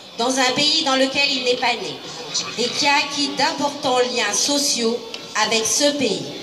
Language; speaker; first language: French; native; French